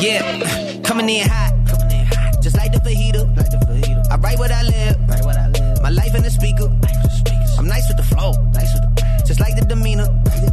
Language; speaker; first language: English; early bilingual, other home language; Greek